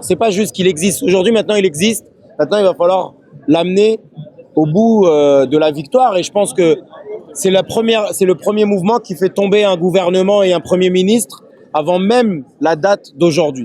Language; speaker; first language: French; native; French